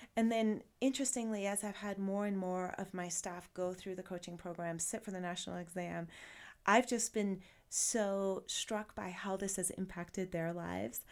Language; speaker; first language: English; native; English